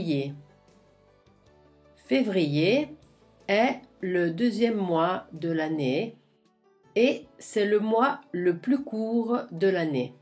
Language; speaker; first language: French; non-native, fluent; Italian